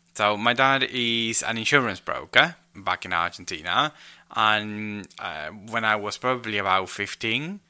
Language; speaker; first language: English; non-native, fluent; Spanish